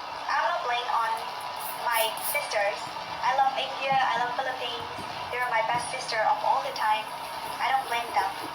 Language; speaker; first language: English; non-native, fluent; Burmese